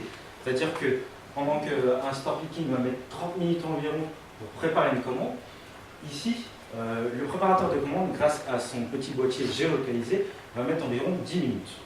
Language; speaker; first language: French; native; French